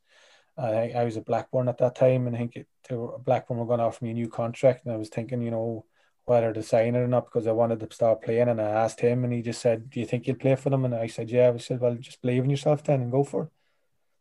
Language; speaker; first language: English; native; English